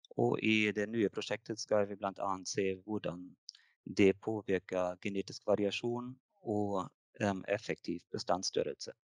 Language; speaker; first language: Norwegian; non-native, fluent; German